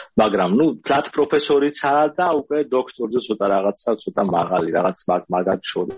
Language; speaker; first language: Georgian; native; Georgian